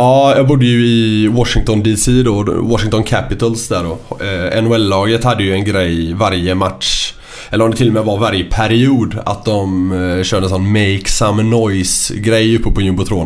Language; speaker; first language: Swedish; native; Swedish